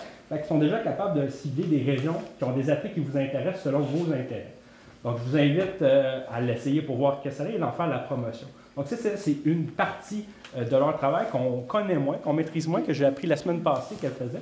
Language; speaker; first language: French; native; French